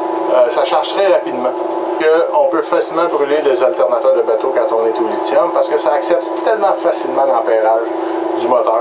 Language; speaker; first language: French; native; French